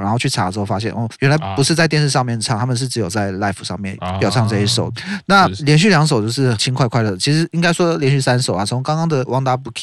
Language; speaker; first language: Chinese; native; Chinese